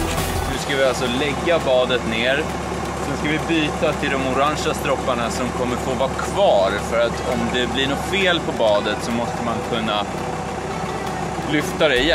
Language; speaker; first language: Swedish; native; Swedish